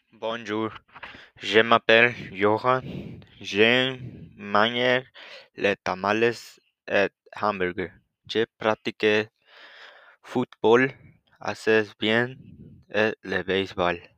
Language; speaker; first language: French; non-native, learner; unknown